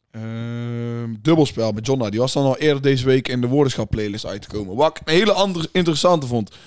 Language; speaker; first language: Dutch; native; Dutch